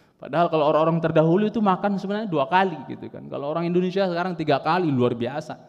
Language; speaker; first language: Indonesian; non-native, local second language; Sundanese